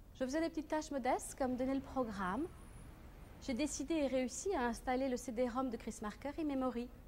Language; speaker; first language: French; native; French